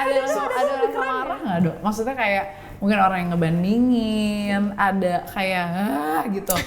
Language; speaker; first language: Indonesian; native; Indonesian